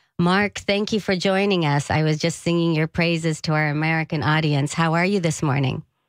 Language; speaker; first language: English; early bilingual, other home language; Persian